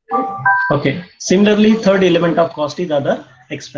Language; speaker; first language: English; non-native, local second language; Marathi